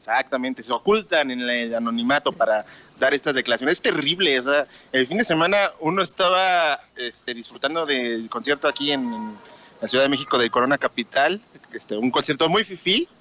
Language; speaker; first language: Spanish; native; Spanish